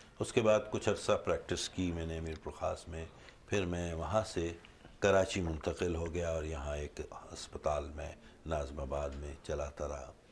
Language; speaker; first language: Urdu; native; Urdu